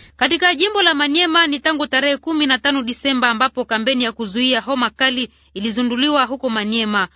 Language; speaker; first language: Swahili; native; Swahili